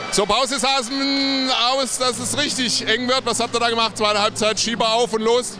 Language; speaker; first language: German; native; German